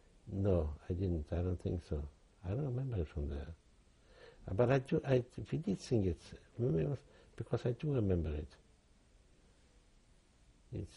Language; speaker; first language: English; non-native, fluent; Yiddish